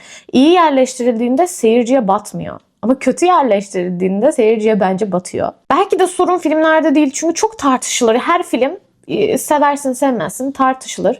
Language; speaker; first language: Turkish; native; Turkish